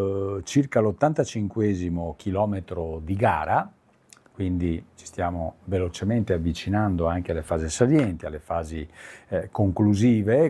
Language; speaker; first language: Italian; native; Italian